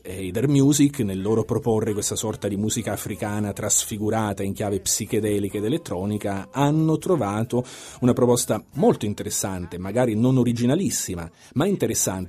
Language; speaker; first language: Italian; native; Italian